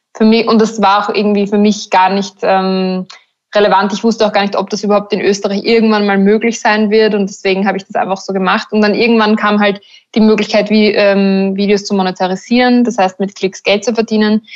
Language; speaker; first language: German; native; German